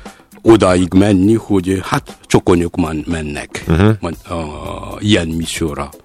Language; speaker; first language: Hungarian; non-native, fluent; Malagasy